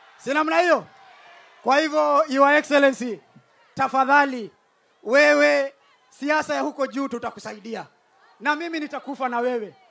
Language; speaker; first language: Swahili; native; Swahili